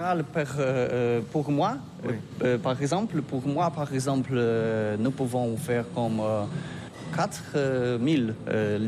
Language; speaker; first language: French; non-native, learner; Polish